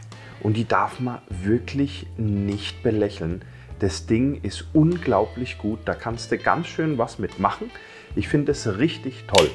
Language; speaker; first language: German; native; German